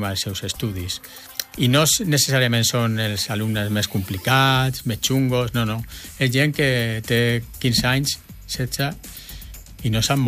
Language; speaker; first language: Catalan; native; Catalan